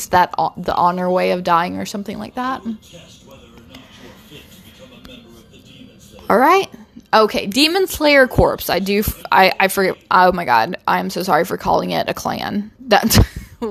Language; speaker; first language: English; non-native, fluent; Portuguese